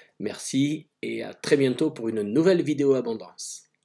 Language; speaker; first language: French; native; French